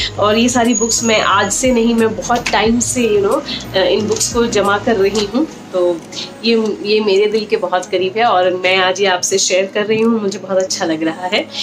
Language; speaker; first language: Hindi; native; Hindi